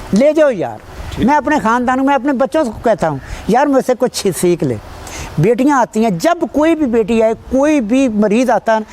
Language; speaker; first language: Urdu; non-native, local second language; Punjabi